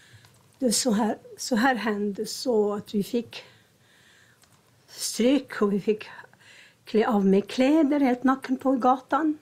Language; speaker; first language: Swedish; non-native, learner; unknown